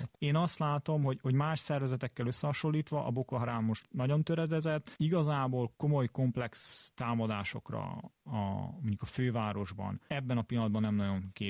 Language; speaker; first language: Hungarian; native; Hungarian